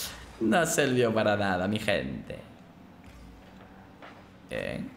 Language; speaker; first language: Spanish; native; Spanish